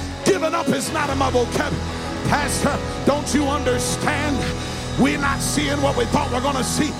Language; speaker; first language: English; native; English